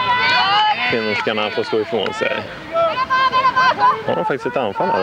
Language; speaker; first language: Swedish; native; Swedish